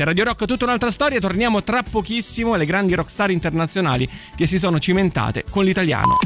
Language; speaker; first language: Italian; native; Italian